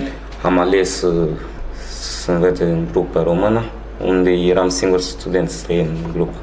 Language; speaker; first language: Romanian; non-native, fluent; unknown